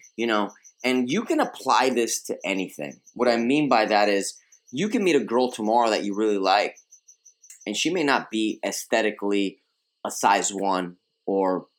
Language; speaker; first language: English; early bilingual, other home language; Spanish